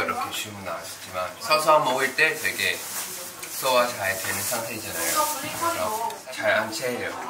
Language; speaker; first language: Korean; non-native, fluent; Thai